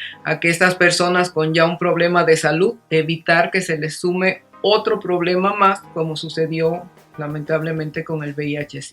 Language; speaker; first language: Spanish; native; Spanish